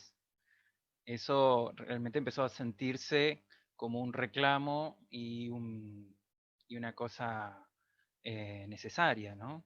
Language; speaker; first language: Spanish; native; Spanish